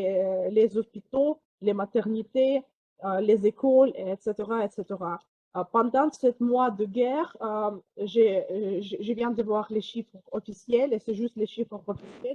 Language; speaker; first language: French; non-native, fluent; Ukrainian